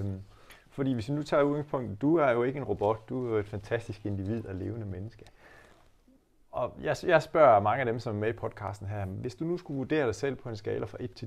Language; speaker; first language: Danish; native; Danish